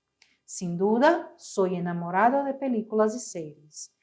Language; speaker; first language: Spanish; non-native, fluent; Portuguese